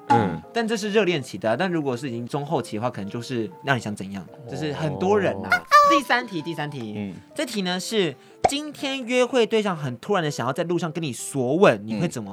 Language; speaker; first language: Chinese; native; Chinese